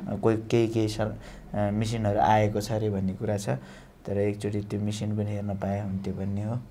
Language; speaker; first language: Nepali; non-native, local second language; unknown